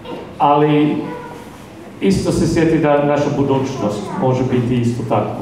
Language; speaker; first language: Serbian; non-native, fluent; English